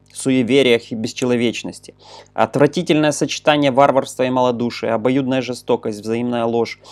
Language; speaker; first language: Russian; non-native, local second language; Ukrainian